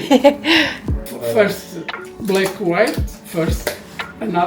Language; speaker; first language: English; non-native, learner; Portuguese